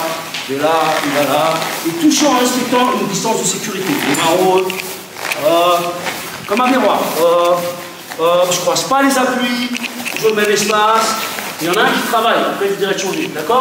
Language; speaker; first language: French; native; French